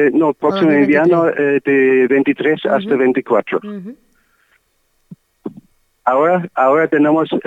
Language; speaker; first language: Spanish; non-native, learner; German